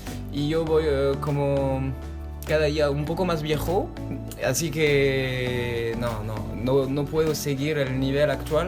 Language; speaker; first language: Spanish; non-native, fluent; French